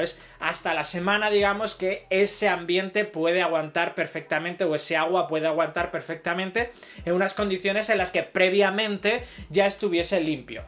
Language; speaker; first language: Spanish; native; Spanish